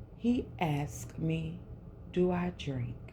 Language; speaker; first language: English; native; English